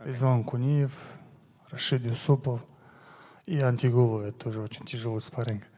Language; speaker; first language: Russian; non-native, local second language; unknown